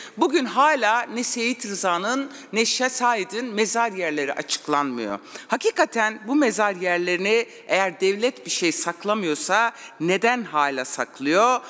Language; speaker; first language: Turkish; non-native, local second language; Kurdish